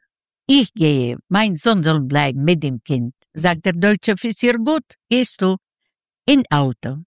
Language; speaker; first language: German; non-native, learner; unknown